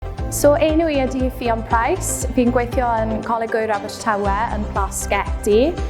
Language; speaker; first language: Welsh; non-native, local second language; English